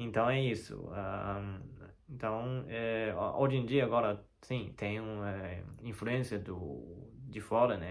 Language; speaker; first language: Portuguese; non-native, learner; Chinese